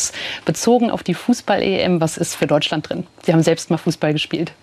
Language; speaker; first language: German; native; German